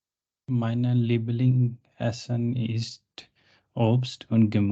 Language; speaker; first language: German; non-native, learner; Urdu